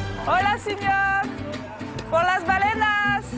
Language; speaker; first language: Spanish; non-native, learner; French